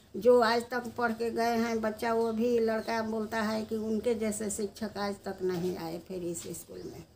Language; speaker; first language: Hindi; native; Hindi